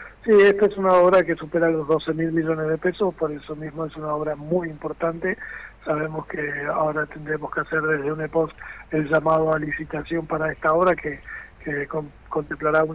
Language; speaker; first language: Spanish; native; Spanish